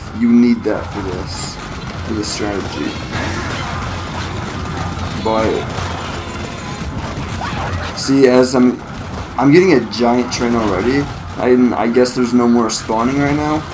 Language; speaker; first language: English; native; English